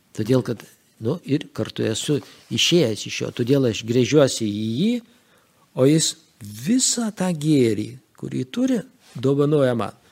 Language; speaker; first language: Lithuanian; native; Lithuanian